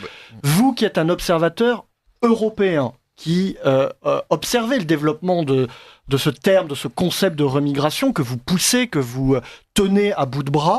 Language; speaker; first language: French; native; French